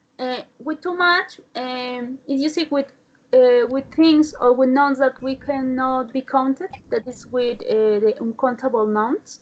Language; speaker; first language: English; non-native, learner; Spanish